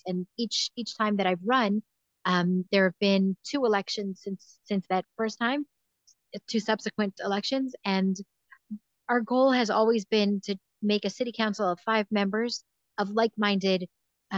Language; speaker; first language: English; native; English